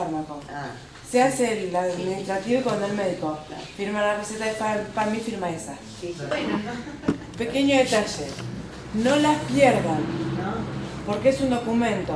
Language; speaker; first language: Spanish; native; Spanish